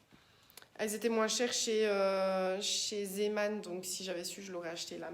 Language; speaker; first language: French; native; French